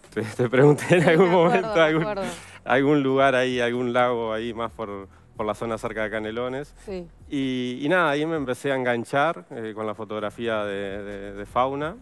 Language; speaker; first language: Spanish; native; Spanish